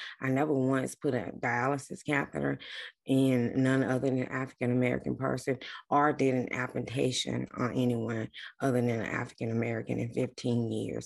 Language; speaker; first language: English; native; English